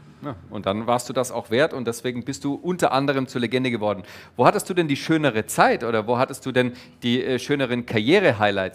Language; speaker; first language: German; native; German